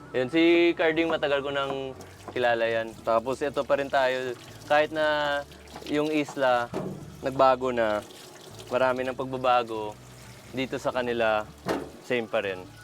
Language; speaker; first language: Filipino; non-native, local second language; Hiligaynon